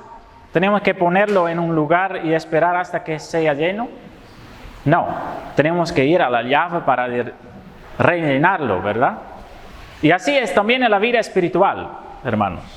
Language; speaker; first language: Spanish; non-native, fluent; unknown